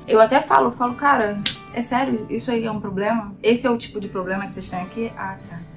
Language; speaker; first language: Portuguese; native; Portuguese